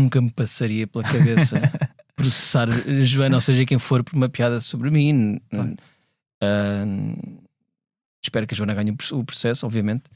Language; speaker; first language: Portuguese; native; Portuguese